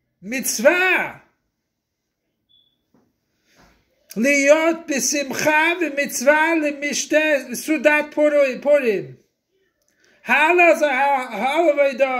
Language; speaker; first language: Hebrew; non-native, fluent; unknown